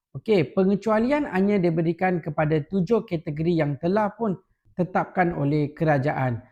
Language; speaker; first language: Malay; non-native, local second language; Tamil